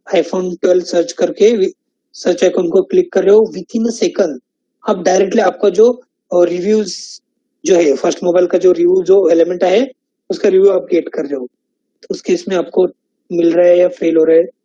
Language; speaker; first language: Hindi; non-native, local second language; Marathi